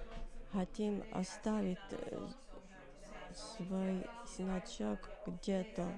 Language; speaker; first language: Russian; non-native, learner; Finnish